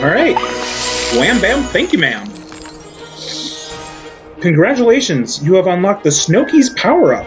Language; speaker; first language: English; native; English